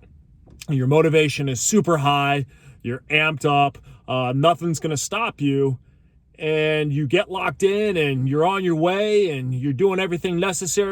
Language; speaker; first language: English; native; English